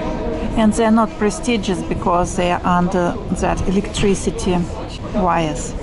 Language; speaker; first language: English; non-native, fluent; Russian